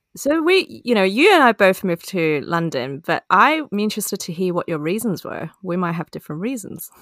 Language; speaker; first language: English; non-native, local second language; Cantonese